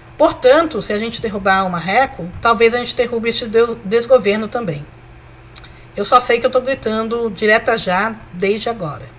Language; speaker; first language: Portuguese; early bilingual, other home language; Spanish